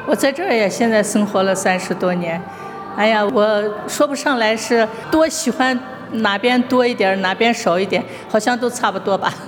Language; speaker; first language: Chinese; native; Chinese